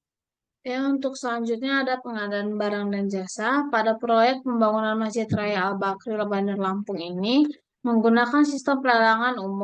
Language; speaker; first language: Indonesian; native; Indonesian